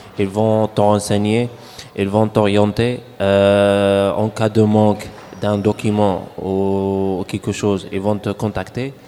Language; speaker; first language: French; non-native, local second language; Arabic